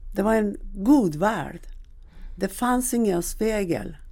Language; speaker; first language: Swedish; non-native, fluent; Persian